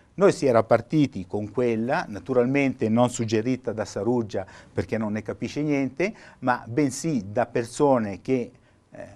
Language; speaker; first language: Italian; native; Italian